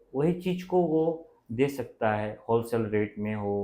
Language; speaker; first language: Hindi; non-native, local second language; Bangla